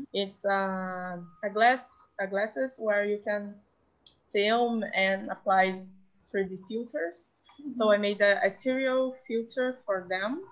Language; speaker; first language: English; non-native, fluent; Portuguese